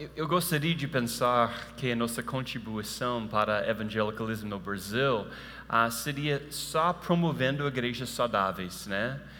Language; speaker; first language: Portuguese; non-native, fluent; English